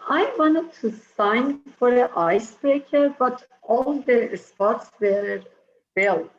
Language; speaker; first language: English; non-native, fluent; Persian